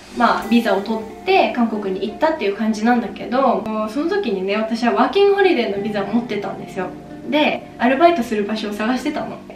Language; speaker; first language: Japanese; native; Japanese